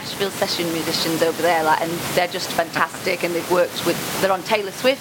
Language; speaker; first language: English; native; English